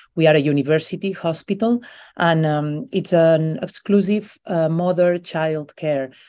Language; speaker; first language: English; non-native, fluent; Spanish